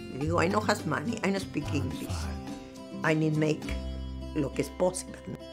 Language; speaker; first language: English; non-native, learner; Spanish